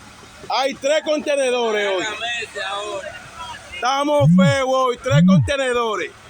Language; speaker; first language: Spanish; non-native, fluent; Haitian Creole